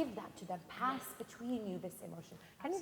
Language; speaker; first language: English; native; English